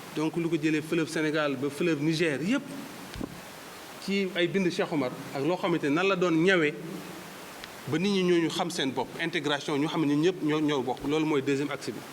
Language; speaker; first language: Wolof; non-native, local second language; Fula